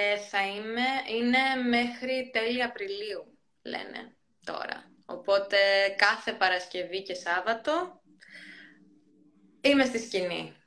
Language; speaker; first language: Greek; early bilingual, heritage; Greek